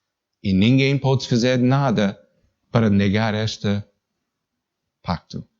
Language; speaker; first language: Portuguese; non-native, learner; English